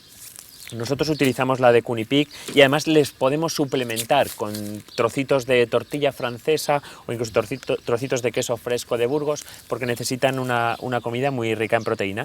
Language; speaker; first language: Spanish; native; Spanish